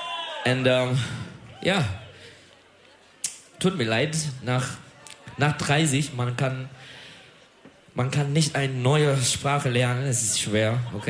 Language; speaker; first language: German; non-native, learner; Turkish